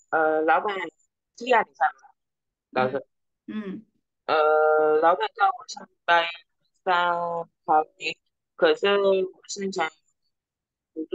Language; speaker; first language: Chinese; non-native, learner; Thai